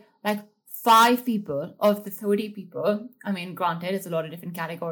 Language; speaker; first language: English; non-native, local second language; Hindi